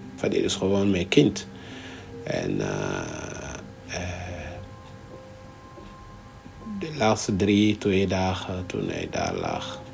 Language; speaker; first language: Dutch; non-native, fluent; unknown